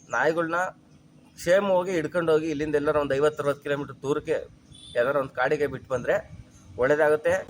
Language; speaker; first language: Kannada; native; Kannada